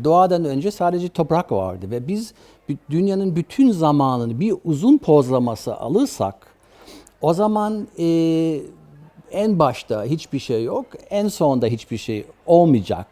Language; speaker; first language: Turkish; early bilingual, other home language; German